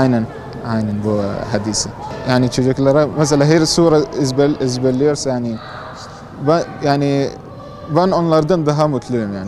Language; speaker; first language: Turkish; non-native, learner; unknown